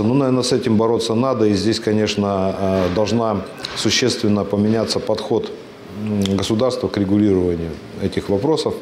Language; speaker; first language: Russian; native; Russian